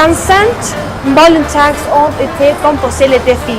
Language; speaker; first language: French; non-native, learner; Spanish